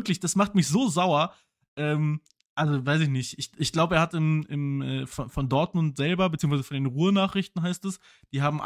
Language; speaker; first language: German; native; German